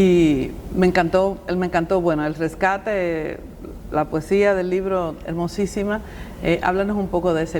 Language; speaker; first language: Spanish; native; Spanish